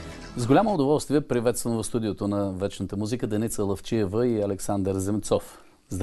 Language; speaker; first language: Bulgarian; native; Bulgarian